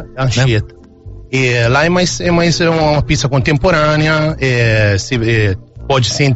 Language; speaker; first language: Portuguese; non-native, fluent; Italian